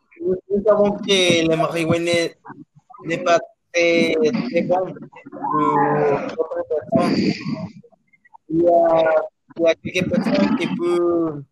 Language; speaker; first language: French; non-native, learner; Spanish